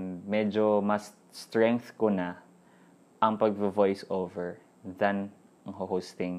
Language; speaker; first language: English; non-native, local second language; Filipino